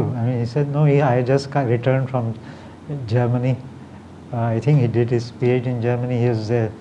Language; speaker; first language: English; non-native, local second language; Marathi